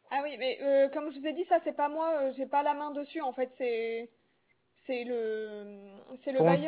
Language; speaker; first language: French; native; French